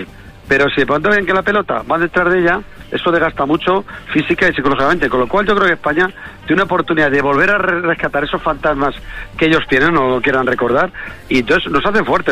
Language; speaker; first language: Spanish; native; Spanish